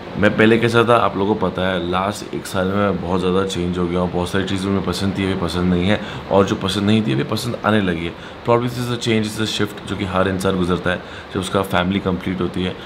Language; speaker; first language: Hindi; native; Hindi